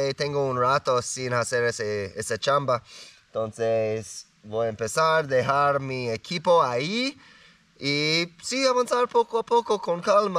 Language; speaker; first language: Spanish; non-native, learner; English